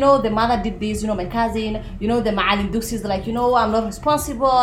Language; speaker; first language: English; non-native, local second language; Somali